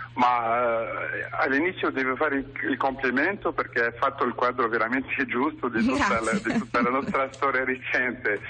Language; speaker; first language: Italian; non-native, fluent; Arabic